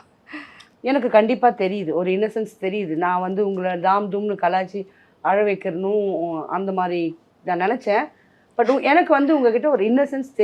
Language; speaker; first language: Tamil; native; Tamil